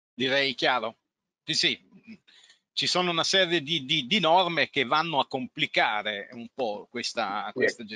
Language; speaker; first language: Italian; native; Italian